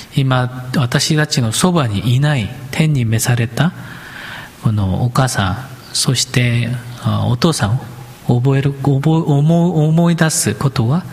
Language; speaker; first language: Japanese; non-native, fluent; Korean